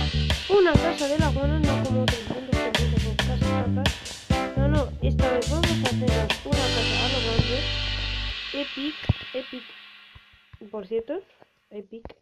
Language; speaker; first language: Spanish; native; Spanish